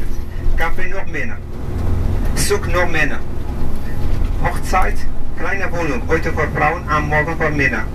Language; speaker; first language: German; non-native, learner; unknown